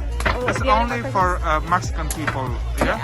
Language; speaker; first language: English; non-native, learner; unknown